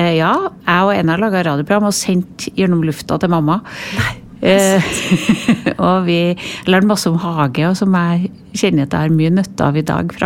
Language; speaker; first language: Norwegian; native; Norwegian